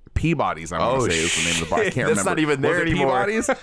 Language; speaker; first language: English; native; English